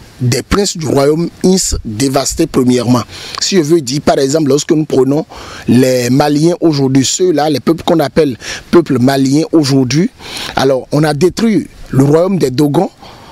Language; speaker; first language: French; non-native, local second language; Fon